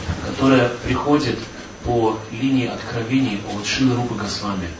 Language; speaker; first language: Russian; native; Russian